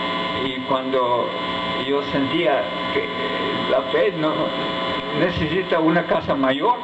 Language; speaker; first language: Spanish; non-native, fluent; English